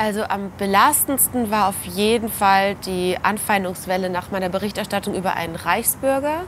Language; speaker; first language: German; native; German